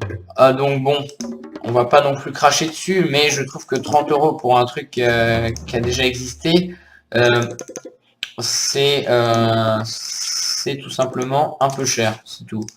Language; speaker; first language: French; native; French